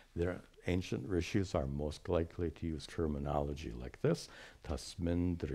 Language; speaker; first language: English; native; English